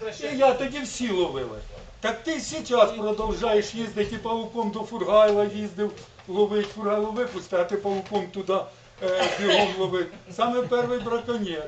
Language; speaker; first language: Ukrainian; native; Ukrainian